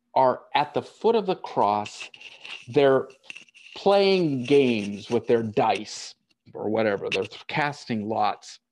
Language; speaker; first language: English; native; English